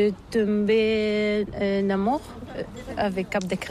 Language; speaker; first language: French; non-native, learner; Bulgarian